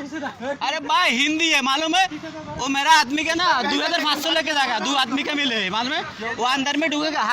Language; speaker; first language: Hindi; non-native, learner; Bangla